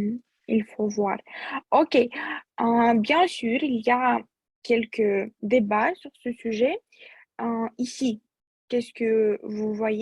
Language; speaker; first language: French; non-native, fluent; Russian